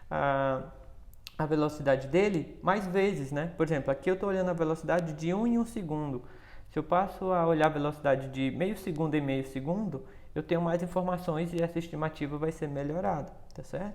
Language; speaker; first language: Portuguese; native; Portuguese